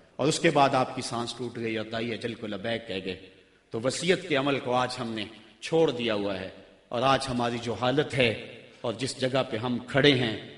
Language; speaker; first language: Urdu; non-native, local second language; Punjabi